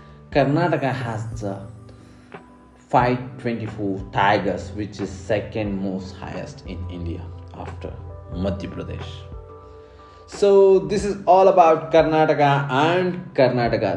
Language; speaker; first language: English; non-native, local second language; Kannada